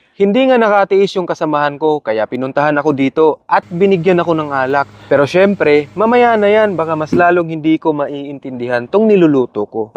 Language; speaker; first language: Filipino; non-native, local second language; Cebuano